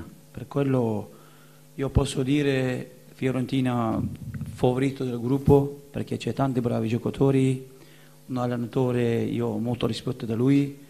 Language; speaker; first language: Italian; non-native, fluent; Turkish